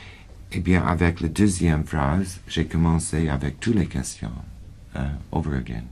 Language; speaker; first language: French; non-native, fluent; English